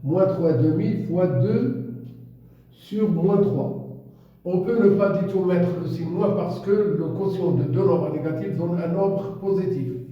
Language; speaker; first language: French; non-native, local second language; Arabic